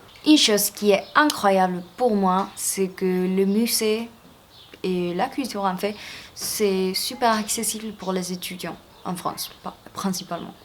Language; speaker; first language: French; non-native, fluent; Spanish